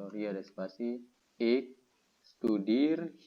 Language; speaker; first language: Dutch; non-native, learner; Indonesian